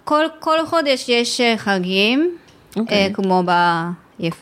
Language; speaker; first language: Hebrew; non-native, learner; Japanese